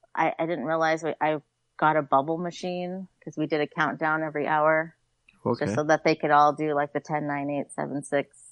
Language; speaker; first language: English; native; English